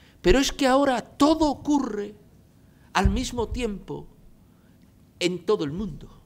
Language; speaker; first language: Spanish; native; Spanish